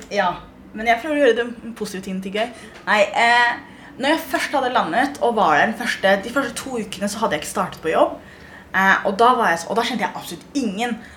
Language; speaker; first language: Norwegian; early bilingual, other home language; Somali